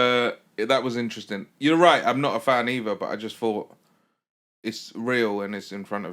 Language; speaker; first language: English; native; English